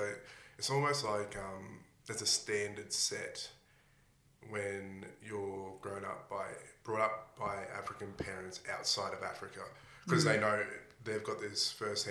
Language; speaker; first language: English; native; English